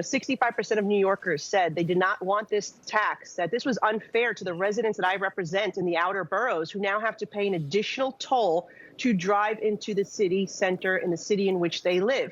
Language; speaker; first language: English; native; English